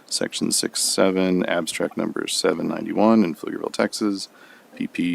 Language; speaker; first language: English; native; English